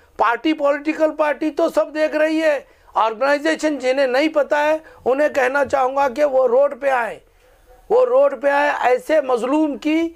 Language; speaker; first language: Urdu; native; Urdu